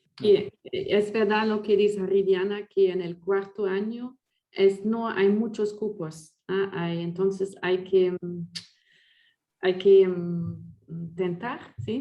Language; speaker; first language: Spanish; non-native, fluent; French